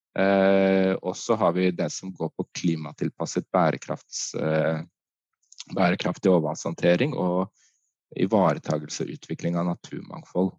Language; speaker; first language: Norwegian; native; Norwegian